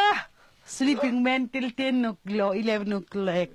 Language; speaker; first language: English; non-native, local second language; Hindi